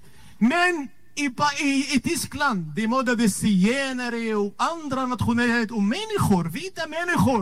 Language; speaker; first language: Swedish; non-native, fluent; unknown